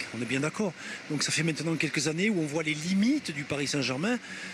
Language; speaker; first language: French; native; French